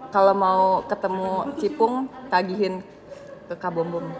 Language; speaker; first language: Indonesian; native; Indonesian